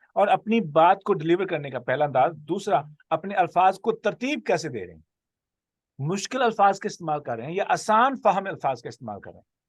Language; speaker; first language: Urdu; non-native, local second language; Punjabi